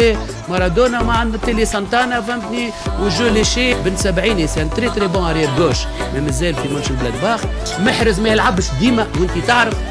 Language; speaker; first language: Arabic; native; Arabic